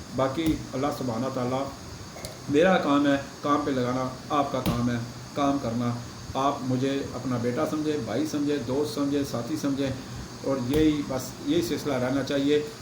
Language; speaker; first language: Urdu; non-native, local second language; Pashto